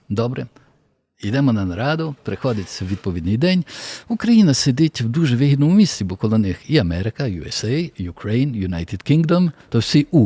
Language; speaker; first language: Ukrainian; early bilingual, heritage; Ukrainian